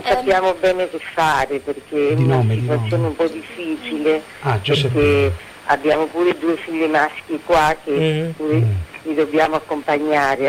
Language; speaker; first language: Italian; native; Italian